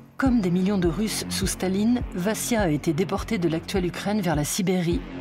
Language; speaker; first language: French; native; French